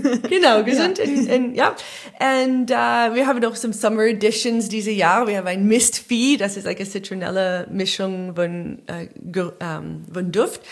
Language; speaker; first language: German; non-native, learner; English